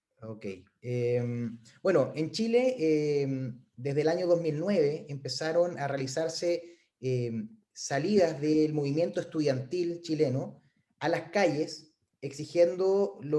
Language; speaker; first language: Spanish; native; Spanish